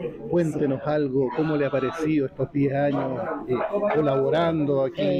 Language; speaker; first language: Spanish; native; Spanish